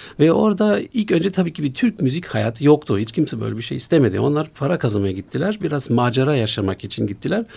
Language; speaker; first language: Turkish; non-native, fluent; German